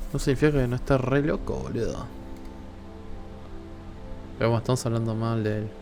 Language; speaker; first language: Spanish; native; Spanish